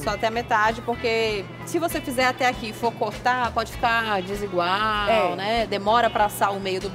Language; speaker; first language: Portuguese; native; Portuguese